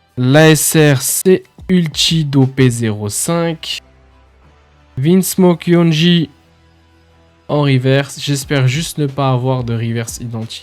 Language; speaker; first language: French; native; French